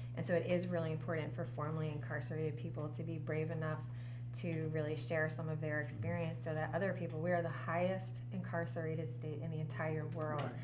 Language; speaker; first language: English; native; English